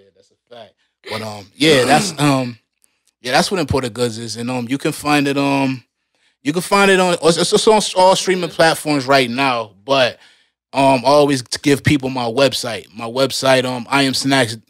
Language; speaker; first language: English; native; English